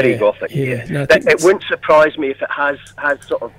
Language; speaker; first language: English; native; English